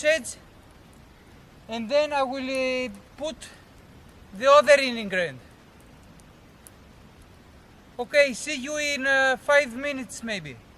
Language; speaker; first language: English; non-native, learner; Greek